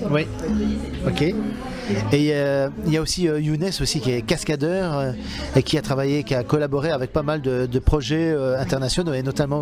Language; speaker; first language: French; native; French